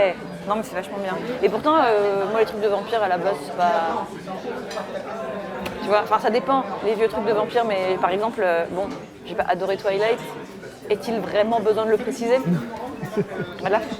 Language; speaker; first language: French; native; French